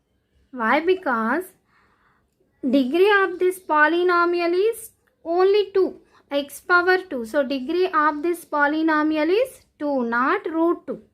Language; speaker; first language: English; non-native, local second language; Telugu